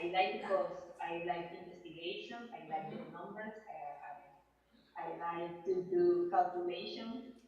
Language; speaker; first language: English; non-native, learner; Spanish